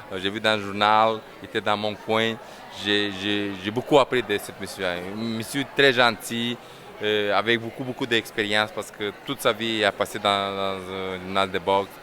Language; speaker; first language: French; non-native, fluent; Romanian